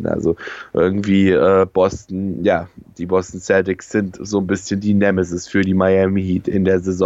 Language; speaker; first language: German; native; German